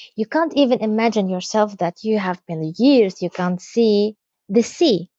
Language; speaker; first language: English; non-native, fluent; Arabic